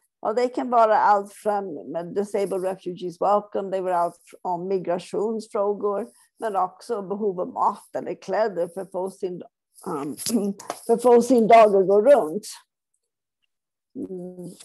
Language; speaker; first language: Swedish; non-native, fluent; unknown